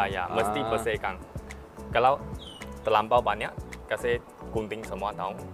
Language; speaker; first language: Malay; non-native, local second language; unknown